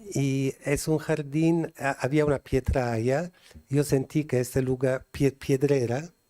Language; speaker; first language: Spanish; non-native, fluent; Italian